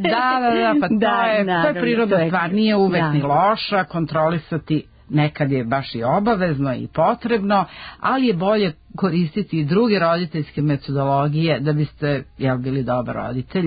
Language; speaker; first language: Serbian; native; Serbian